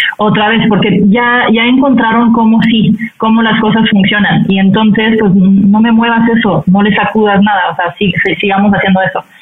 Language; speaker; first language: Spanish; non-native, fluent; French